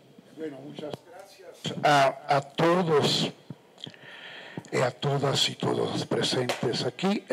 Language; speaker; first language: Spanish; non-native, fluent; Italian